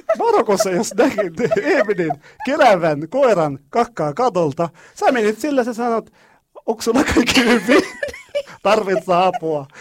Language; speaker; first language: Finnish; non-native, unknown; Arabic